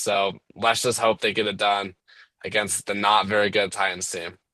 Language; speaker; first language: English; native; English